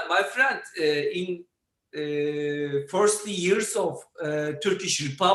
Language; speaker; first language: English; non-native, learner; Turkish